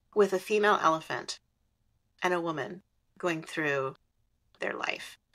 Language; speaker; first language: English; native; English